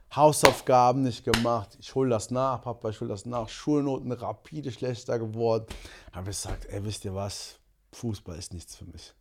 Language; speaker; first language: German; early bilingual, other home language; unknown